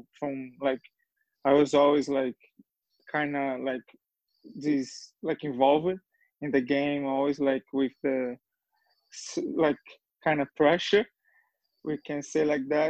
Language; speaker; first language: English; non-native, fluent; Portuguese